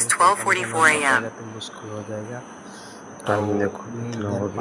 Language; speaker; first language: Hindi; non-native, local second language; Odia